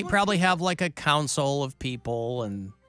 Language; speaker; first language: English; native; English